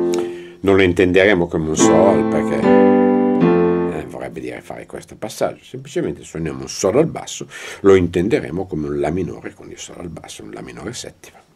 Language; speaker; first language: Italian; native; Italian